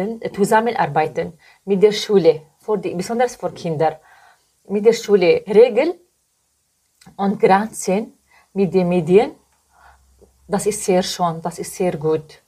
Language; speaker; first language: German; non-native, learner; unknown